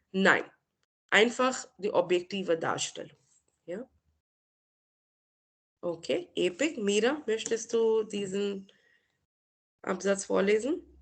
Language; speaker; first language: German; non-native, fluent; Marathi